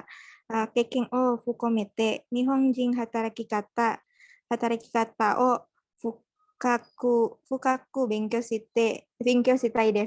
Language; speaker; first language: Japanese; non-native, learner; Indonesian